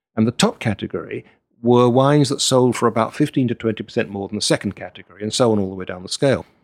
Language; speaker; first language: English; native; English